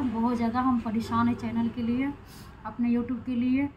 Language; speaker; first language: Hindi; native; Hindi